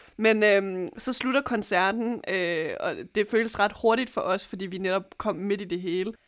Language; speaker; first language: Danish; native; Danish